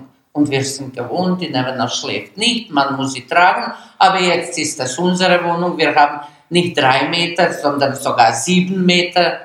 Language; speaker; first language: German; non-native, learner; Bosnian